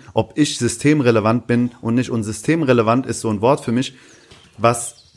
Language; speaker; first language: German; early bilingual, other home language; Turkish